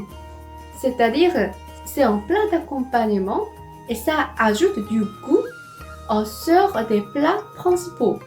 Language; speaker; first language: French; non-native, fluent; Korean